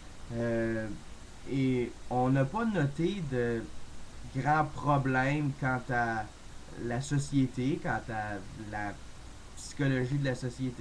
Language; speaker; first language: French; native; French